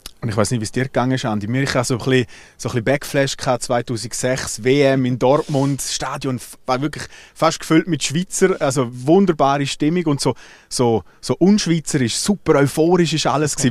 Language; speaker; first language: German; native; German